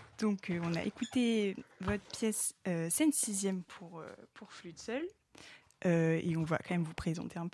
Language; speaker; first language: French; native; French